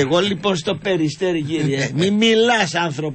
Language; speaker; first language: Greek; native; Greek